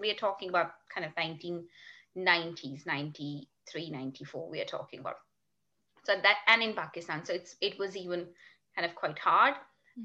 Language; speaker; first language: English; non-native, local second language; Urdu